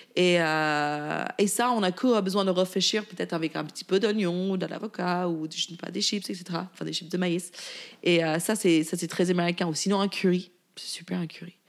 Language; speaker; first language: French; non-native, fluent; English